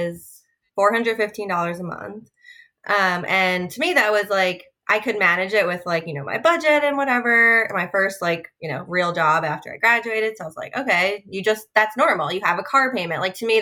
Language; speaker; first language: English; native; English